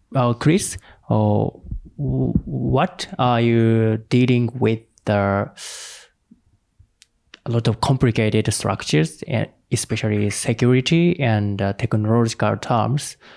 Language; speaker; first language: English; non-native, learner; Japanese